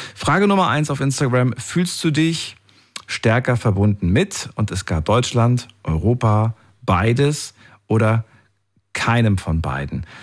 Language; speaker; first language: German; native; German